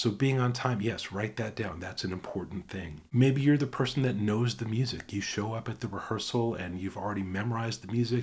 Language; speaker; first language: English; native; English